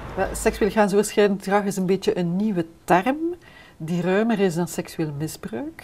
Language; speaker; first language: Dutch; native; Dutch